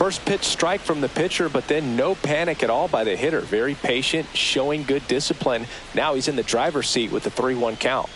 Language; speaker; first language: English; native; English